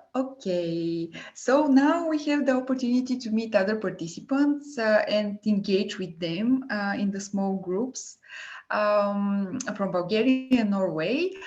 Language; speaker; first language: English; non-native, fluent; Bulgarian